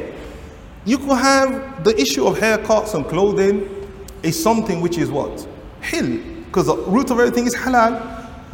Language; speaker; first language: English; native; English